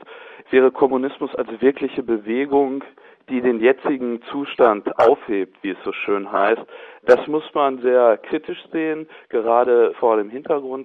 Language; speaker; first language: German; native; German